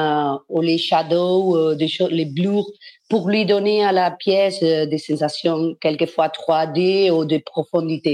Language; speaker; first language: French; non-native, fluent; Spanish